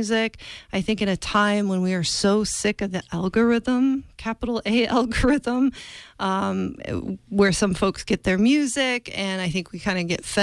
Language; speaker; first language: English; native; English